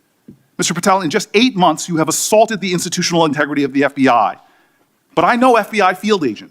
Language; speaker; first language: English; native; English